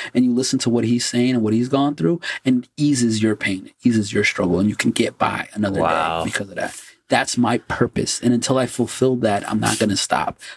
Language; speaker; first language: English; non-native, fluent; Portuguese